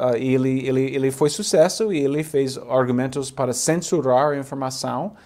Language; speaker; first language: Portuguese; non-native, fluent; English